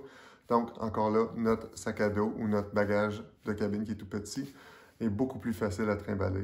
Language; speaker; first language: French; native; French